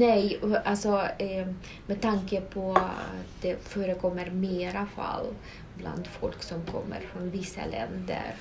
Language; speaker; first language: Swedish; non-native, fluent; Russian